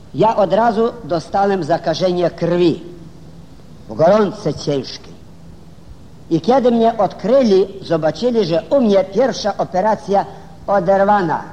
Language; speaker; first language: Polish; non-native, fluent; Ukrainian